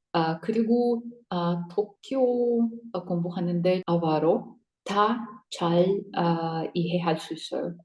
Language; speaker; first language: Korean; non-native, learner; Russian